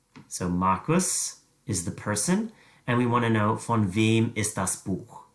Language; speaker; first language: German; non-native, fluent; English